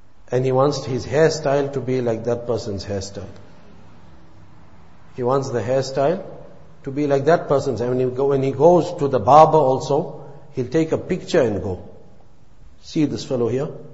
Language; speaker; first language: English; native; English